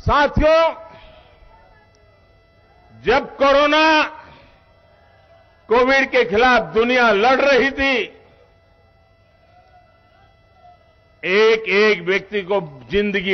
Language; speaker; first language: Hindi; non-native, local second language; Gujarati